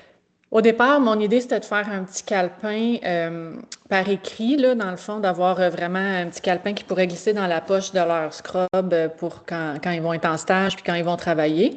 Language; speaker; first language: French; native; French